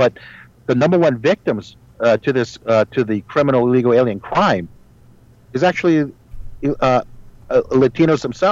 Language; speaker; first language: English; early bilingual, other home language; Spanish